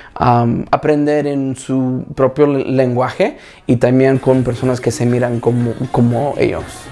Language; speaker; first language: Spanish; early bilingual, other home language; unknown